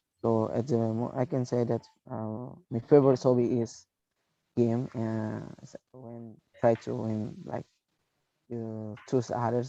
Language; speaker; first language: English; non-native, learner; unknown